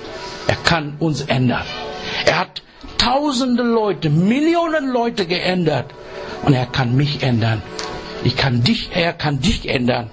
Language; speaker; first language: German; non-native, learner; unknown